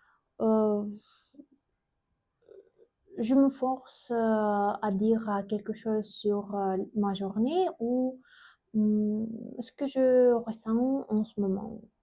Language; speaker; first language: French; non-native, learner; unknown